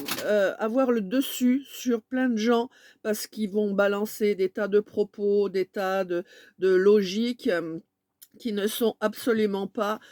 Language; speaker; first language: French; native; French